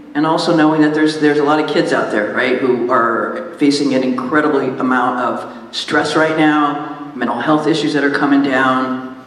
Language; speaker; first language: English; native; English